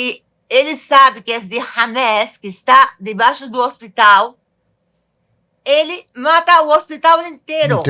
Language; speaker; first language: Portuguese; non-native, fluent; Arabic